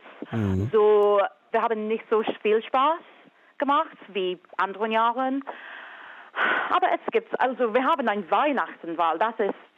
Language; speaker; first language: German; non-native, fluent; English